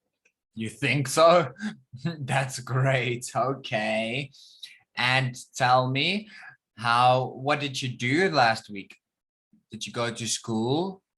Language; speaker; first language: English; non-native, fluent; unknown